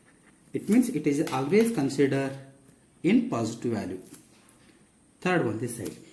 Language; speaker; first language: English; non-native, local second language; Kannada